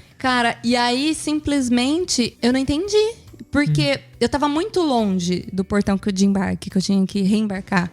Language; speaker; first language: Portuguese; native; Portuguese